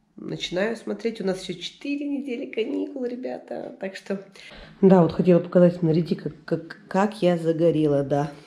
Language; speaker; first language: Russian; native; Russian